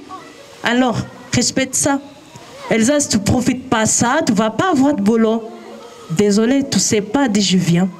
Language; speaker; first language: French; non-native, learner; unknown